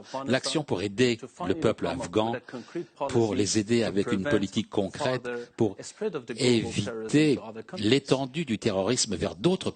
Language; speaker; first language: French; non-native, fluent; Persian